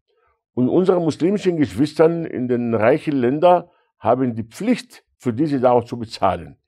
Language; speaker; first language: German; non-native, fluent; Arabic